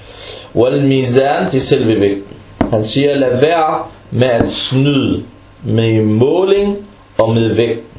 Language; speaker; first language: Danish; early bilingual, other home language; Arabic